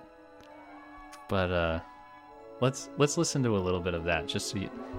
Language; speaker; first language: English; native; English